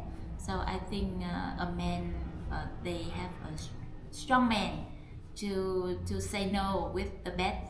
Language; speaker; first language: English; non-native, learner; Vietnamese